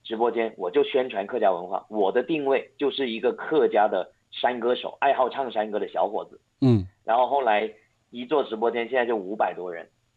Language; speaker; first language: Chinese; non-native, local second language; Hakka Chinese